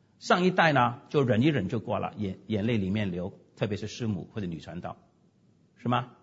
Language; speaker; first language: Chinese; non-native, local second language; Cantonese